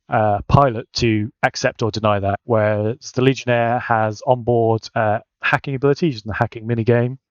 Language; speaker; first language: English; native; English